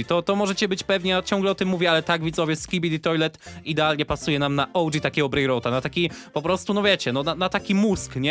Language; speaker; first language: Polish; native; Polish